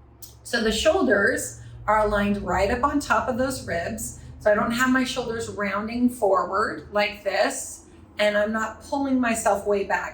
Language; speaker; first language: English; native; English